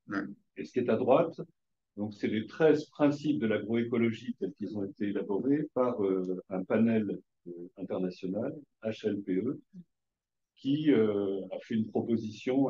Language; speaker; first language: French; native; French